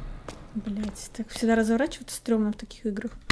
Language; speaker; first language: Russian; native; Russian